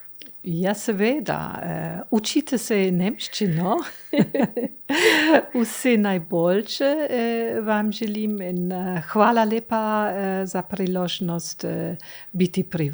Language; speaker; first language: Slovenian; non-native, learner; German